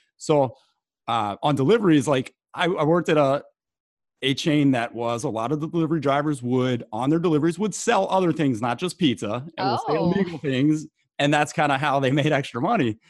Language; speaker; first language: English; native; English